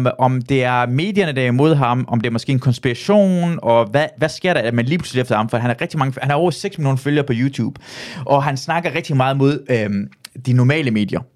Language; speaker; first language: Danish; early bilingual, other home language; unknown